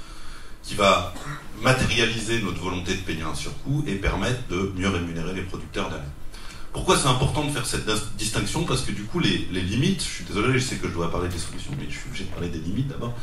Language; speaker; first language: French; native; French